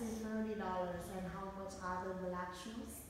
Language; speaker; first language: English; non-native, fluent; Vietnamese